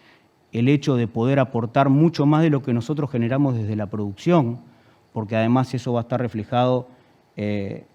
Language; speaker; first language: Spanish; native; Spanish